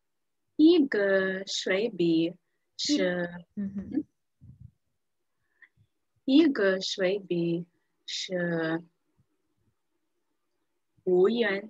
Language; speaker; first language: Chinese; non-native, learner; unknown